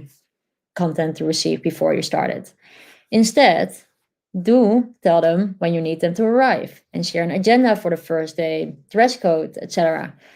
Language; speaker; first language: English; non-native, fluent; Dutch